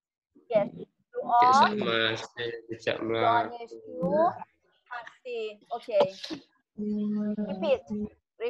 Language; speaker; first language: English; non-native, learner; Persian